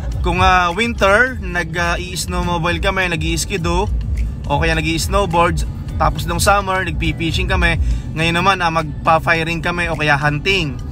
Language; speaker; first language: Filipino; native; Filipino